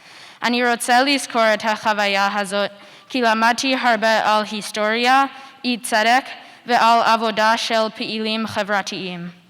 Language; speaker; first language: Hebrew; non-native, fluent; English